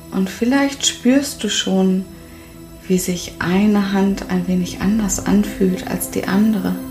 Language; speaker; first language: German; native; German